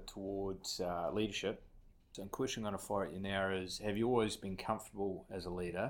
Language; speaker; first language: English; native; English